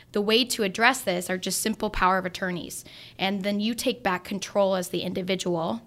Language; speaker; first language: English; native; English